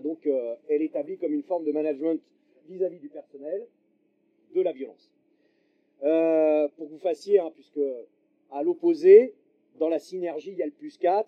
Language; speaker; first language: French; native; French